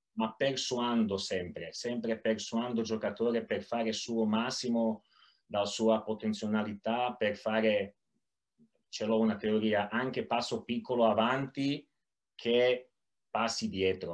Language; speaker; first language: Italian; non-native, learner; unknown